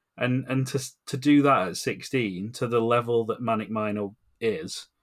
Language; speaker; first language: English; native; English